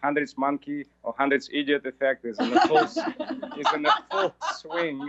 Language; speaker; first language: English; non-native, fluent; Russian